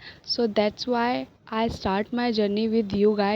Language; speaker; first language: English; non-native, learner; Hindi